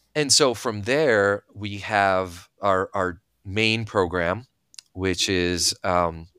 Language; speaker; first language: English; early bilingual, other home language; Bulgarian